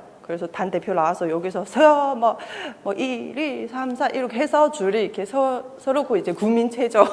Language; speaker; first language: Korean; non-native, fluent; Chinese